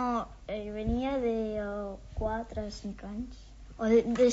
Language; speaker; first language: Catalan; early bilingual, other home language; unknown